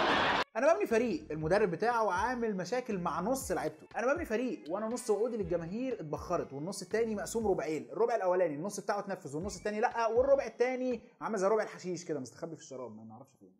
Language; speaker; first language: Arabic; native; Arabic